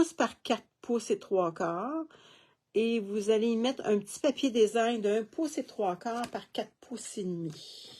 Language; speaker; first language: French; native; French